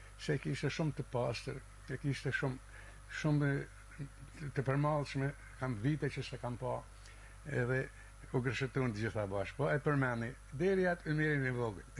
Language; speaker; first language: Albanian; native; Albanian